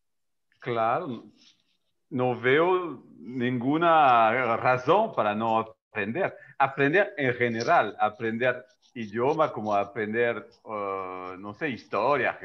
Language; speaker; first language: Spanish; non-native, fluent; French